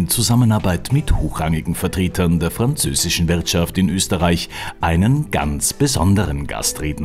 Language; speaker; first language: German; native; German